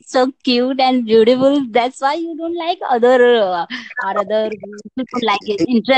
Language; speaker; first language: English; non-native, local second language; Hindi